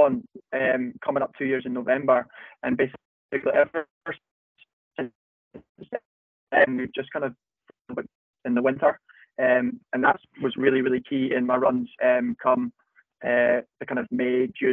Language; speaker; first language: English; native; English